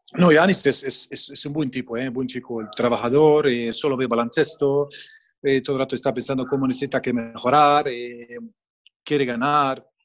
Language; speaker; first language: Spanish; non-native, fluent; Bosnian